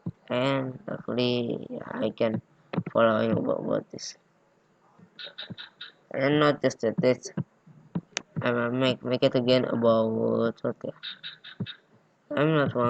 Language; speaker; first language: English; non-native, learner; Indonesian